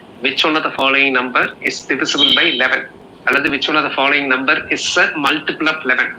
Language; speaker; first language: English; non-native, local second language; Tamil